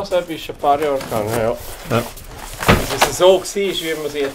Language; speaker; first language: German; native; German